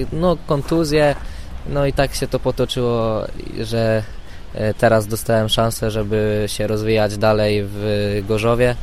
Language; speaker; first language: Polish; native; Polish